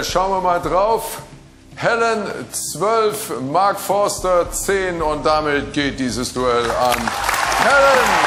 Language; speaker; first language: German; native; German